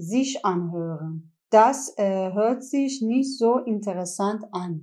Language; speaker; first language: German; non-native, learner; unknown